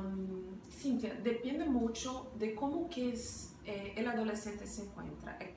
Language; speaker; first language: Spanish; non-native, fluent; Portuguese